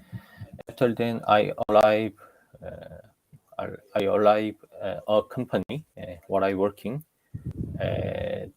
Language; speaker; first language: English; non-native, learner; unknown